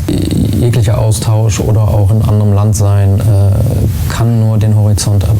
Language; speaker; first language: German; native; German